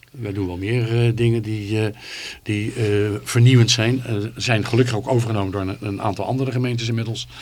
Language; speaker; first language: Dutch; native; Dutch